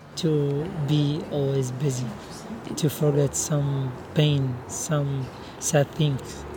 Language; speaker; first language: English; non-native, learner; Arabic